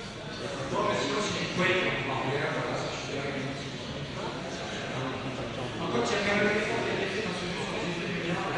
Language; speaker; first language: French; native; French